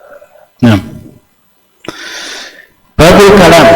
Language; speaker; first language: Arabic; non-native, fluent; Indonesian